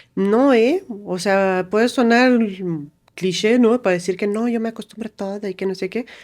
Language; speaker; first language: Spanish; non-native, fluent; Romanian